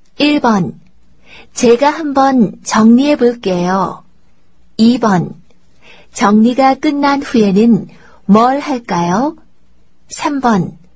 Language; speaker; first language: Korean; native; Korean